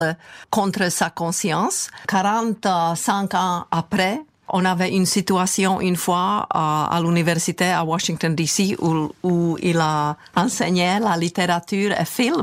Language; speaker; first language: French; non-native, fluent; Czech